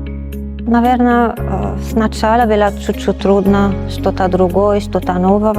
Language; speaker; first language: Russian; non-native, learner; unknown